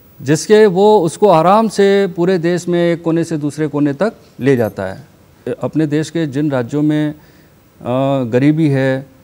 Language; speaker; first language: Hindi; native; Hindi